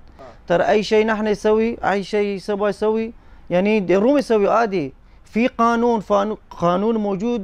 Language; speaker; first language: Arabic; non-native, fluent; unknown